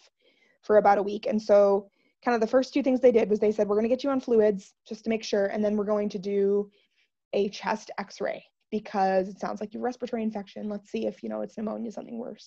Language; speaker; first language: English; native; English